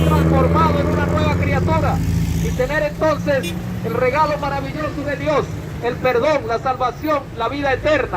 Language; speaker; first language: Spanish; native; Spanish